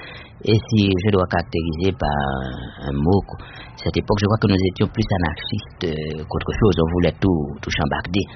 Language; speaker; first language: French; non-native, local second language; Haitian Creole